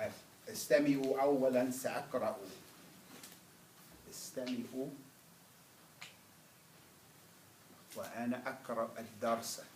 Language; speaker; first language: Arabic; non-native, fluent; English